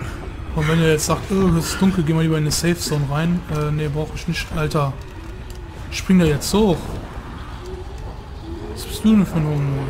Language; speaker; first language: German; native; German